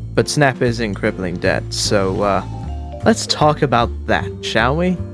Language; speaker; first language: English; native; English